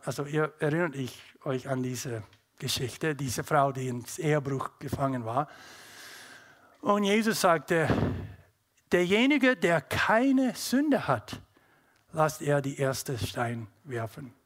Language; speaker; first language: German; non-native, learner; English